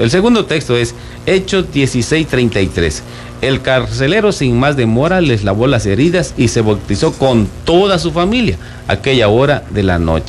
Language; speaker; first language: Spanish; native; Spanish